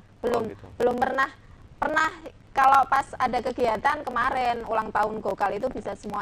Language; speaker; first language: Indonesian; native; Indonesian